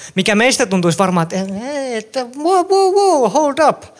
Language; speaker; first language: Finnish; native; Finnish